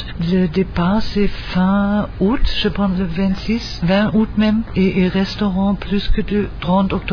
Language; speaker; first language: French; non-native, fluent; German